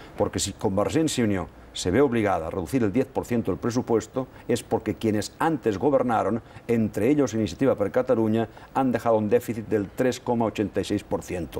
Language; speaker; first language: Spanish; non-native, local second language; Catalan